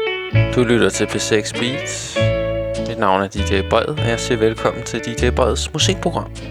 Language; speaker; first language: Danish; native; Danish